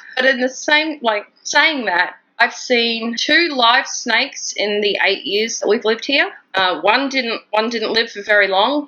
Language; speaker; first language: English; native; English